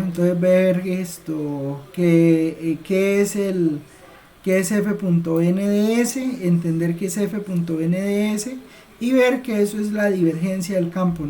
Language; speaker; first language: Spanish; native; Spanish